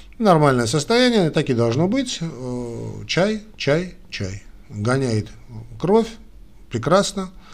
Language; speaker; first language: Russian; non-native, local second language; Armenian